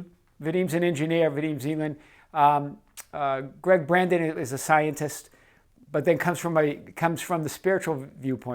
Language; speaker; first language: English; native; English